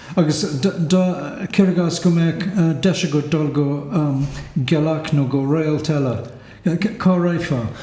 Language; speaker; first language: Irish; native; Irish